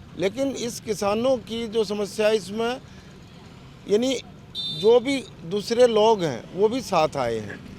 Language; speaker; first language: Hindi; native; Hindi